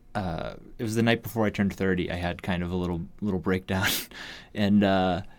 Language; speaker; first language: English; native; English